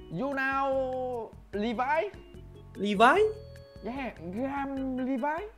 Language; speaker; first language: English; non-native, learner; Vietnamese